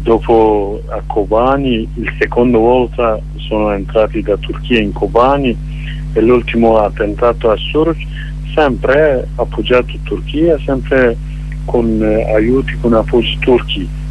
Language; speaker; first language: Italian; non-native, learner; Kurdish